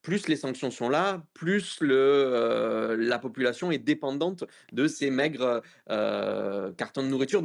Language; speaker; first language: French; native; French